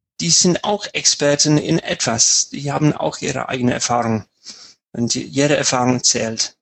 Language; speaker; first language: German; non-native, fluent; English